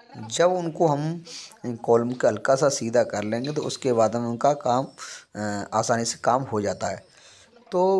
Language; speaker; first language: Hindi; native; Hindi